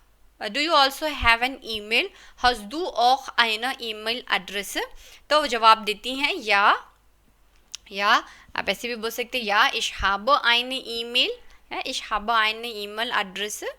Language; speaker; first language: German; non-native, fluent; Hindi